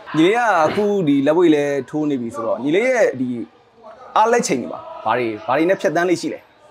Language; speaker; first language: Burmese; native; Burmese